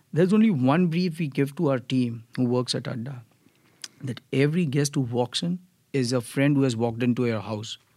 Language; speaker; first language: English; non-native, local second language; Gujarati